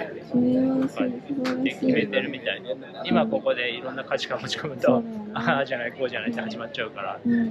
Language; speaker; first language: Japanese; native; Japanese